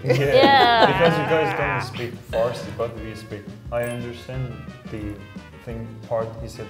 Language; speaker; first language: English; non-native, fluent; Persian